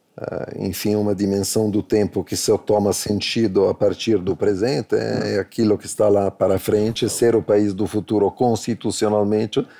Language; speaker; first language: Portuguese; non-native, fluent; Italian